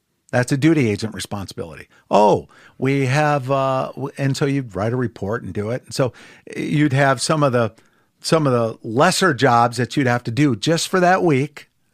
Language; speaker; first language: English; native; English